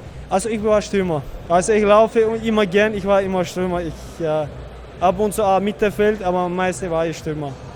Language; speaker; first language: German; non-native, fluent; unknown